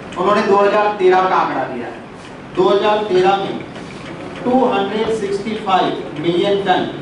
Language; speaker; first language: Hindi; non-native, local second language; Gujarati